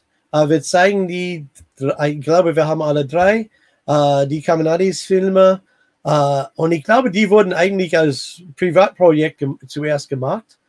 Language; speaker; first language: German; non-native, fluent; English